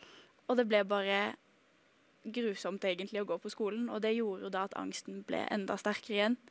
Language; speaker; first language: Norwegian; native; Norwegian